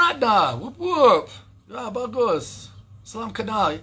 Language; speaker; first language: Indonesian; non-native, learner; English